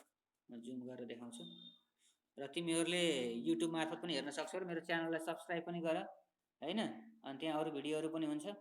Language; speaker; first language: Nepali; native; Nepali